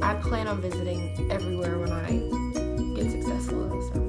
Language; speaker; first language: English; native; English